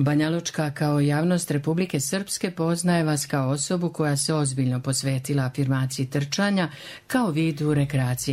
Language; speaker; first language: Serbian; native; Serbian